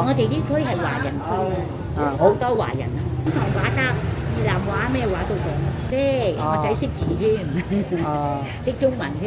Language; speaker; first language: Cantonese; early bilingual, heritage; Cantonese